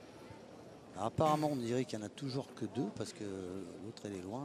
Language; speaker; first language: French; native; French